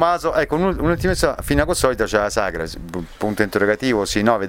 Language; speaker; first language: Italian; native; Italian